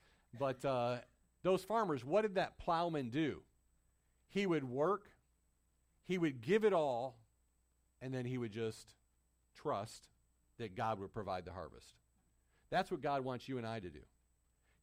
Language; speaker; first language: English; native; English